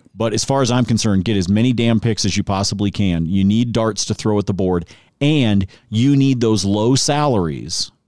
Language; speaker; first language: English; native; English